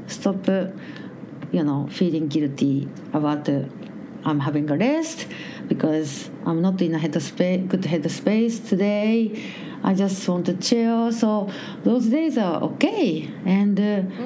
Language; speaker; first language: English; non-native, learner; Japanese